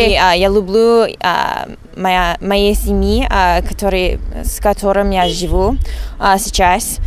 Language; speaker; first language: Russian; non-native, learner; English